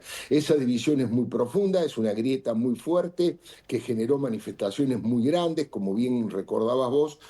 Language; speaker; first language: Spanish; native; Spanish